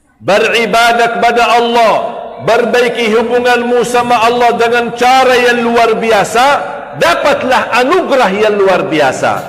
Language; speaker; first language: Malay; non-native, fluent; Arabic